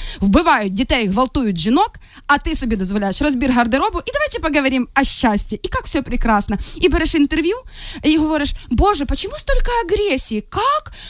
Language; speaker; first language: Ukrainian; non-native, local second language; Russian